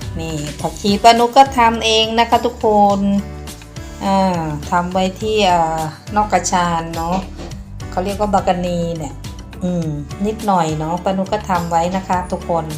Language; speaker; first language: Thai; non-native, local second language; Northeastern Thai